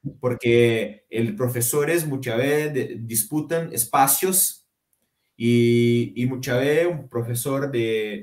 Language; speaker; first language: Spanish; non-native, fluent; Portuguese